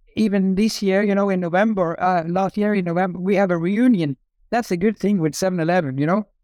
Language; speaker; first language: English; non-native, fluent; Norwegian